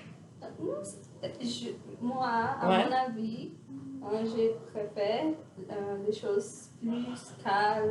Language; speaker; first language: French; non-native, learner; Portuguese